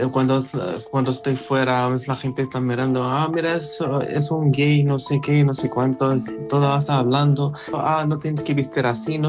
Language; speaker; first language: Spanish; non-native, learner; Arabic